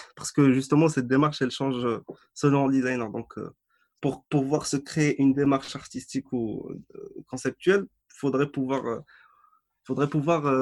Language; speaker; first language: French; non-native, local second language; Arabic